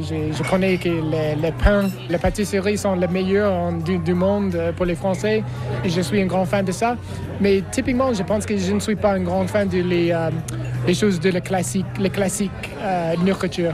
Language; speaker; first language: French; non-native, learner; English